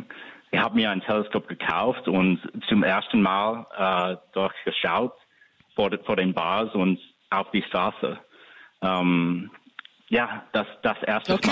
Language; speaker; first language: German; non-native, fluent; English